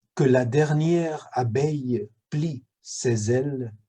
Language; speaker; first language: French; non-native, fluent; Spanish